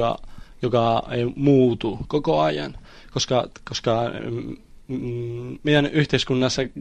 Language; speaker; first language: Finnish; non-native, learner; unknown